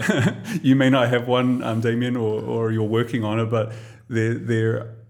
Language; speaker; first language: English; native; English